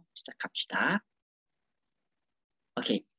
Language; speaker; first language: Korean; non-native, fluent; Burmese